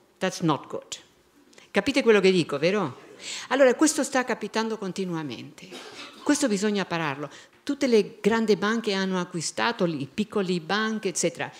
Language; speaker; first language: Italian; non-native, fluent; Spanish